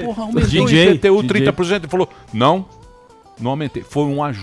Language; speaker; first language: Portuguese; native; Portuguese